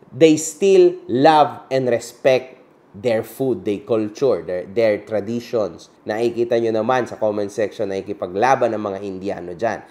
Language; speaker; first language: Filipino; native; Filipino